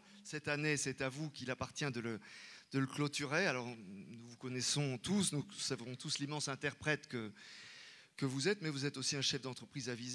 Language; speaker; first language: French; native; French